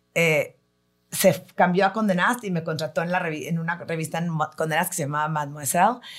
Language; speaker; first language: Spanish; early bilingual, heritage; Spanish